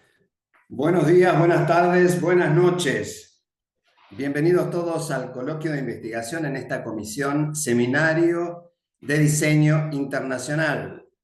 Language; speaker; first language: Spanish; native; Spanish